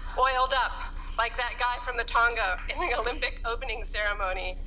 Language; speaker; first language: English; native; English